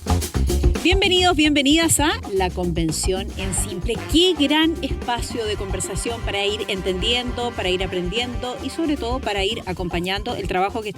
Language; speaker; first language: Spanish; native; Spanish